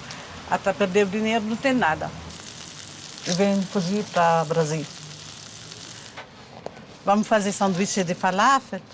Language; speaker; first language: Portuguese; non-native, learner; Arabic